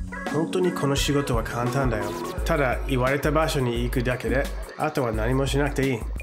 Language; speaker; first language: Japanese; non-native, fluent; English